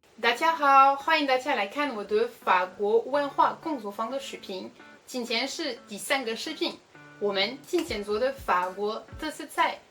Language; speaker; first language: Chinese; non-native, fluent; French